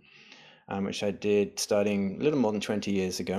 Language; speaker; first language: English; native; English